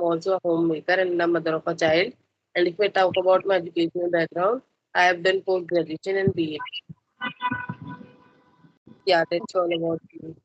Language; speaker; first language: English; non-native, local second language; Hindi